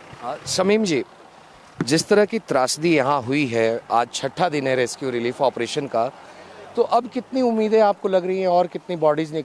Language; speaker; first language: Hindi; native; Hindi